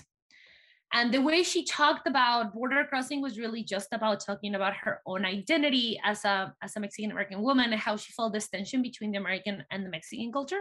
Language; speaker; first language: English; non-native, fluent; Spanish